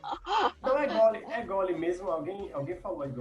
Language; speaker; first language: Portuguese; native; Portuguese